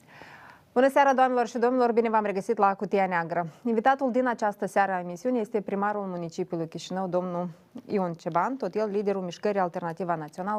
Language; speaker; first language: Romanian; native; Romanian